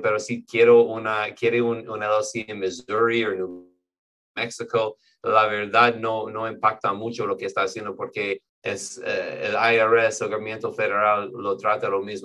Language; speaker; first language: Spanish; non-native, fluent; English